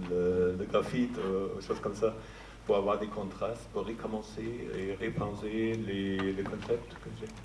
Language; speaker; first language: French; non-native, fluent; German